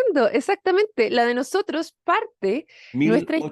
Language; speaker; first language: Spanish; native; Spanish